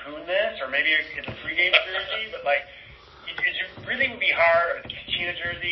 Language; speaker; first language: English; native; English